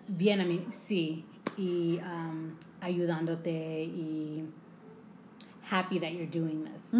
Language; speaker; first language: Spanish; early bilingual, heritage; English